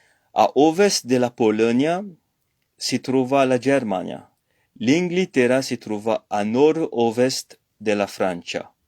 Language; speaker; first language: Italian; non-native, fluent; French